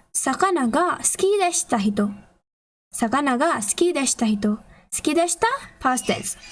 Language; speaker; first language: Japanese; non-native, fluent; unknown